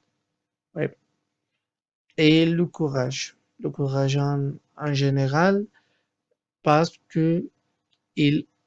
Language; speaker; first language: French; non-native, learner; Spanish